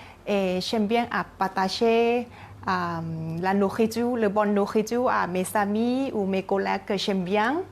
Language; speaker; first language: French; non-native, learner; Thai